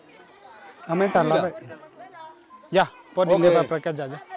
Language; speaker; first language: Portuguese; non-native, learner; Vietnamese